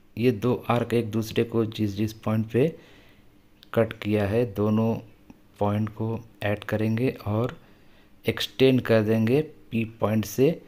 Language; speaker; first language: Hindi; non-native, local second language; Bangla